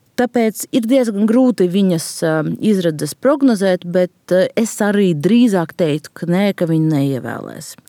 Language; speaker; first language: Latvian; non-native, local second language; Russian